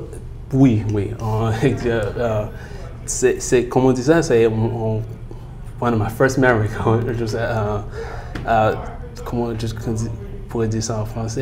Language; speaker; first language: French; early bilingual, heritage; French